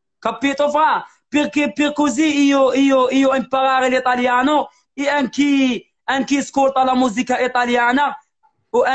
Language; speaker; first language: Italian; non-native, learner; Arabic